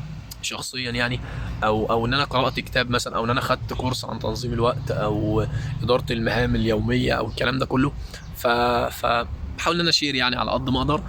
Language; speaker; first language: Arabic; native; Arabic